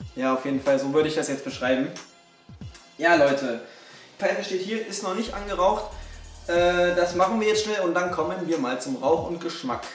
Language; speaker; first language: German; native; German